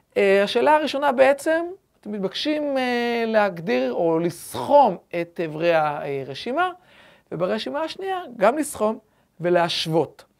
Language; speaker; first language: Hebrew; native; Hebrew